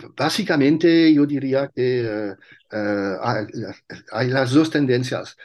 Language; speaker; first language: Spanish; non-native, fluent; French